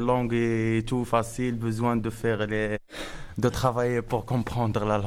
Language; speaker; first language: French; non-native, learner; Arabic